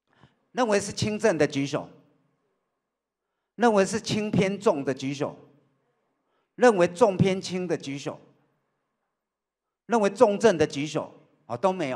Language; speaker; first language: Chinese; native; Chinese